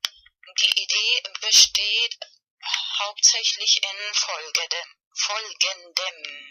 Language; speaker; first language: German; non-native, fluent; Spanish